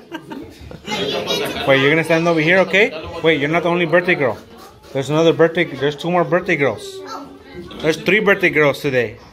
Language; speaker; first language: English; early bilingual, other home language; Spanish